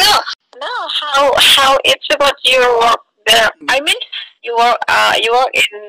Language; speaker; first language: English; non-native, learner; Indonesian